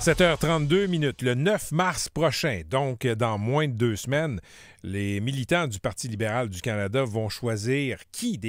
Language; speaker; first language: French; native; French